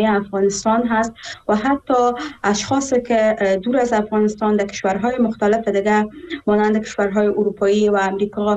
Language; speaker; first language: Persian; native; Persian